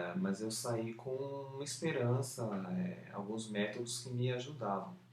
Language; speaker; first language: Portuguese; early bilingual, other home language; Spanish